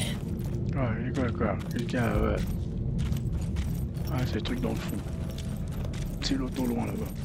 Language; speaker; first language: French; native; French